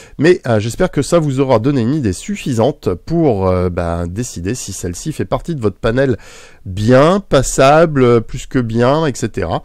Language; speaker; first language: French; native; French